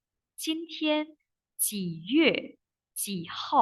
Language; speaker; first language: Chinese; non-native, fluent; Indonesian